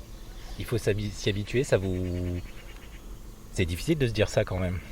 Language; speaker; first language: French; native; French